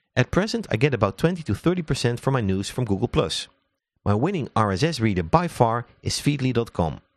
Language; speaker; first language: English; non-native, fluent; Dutch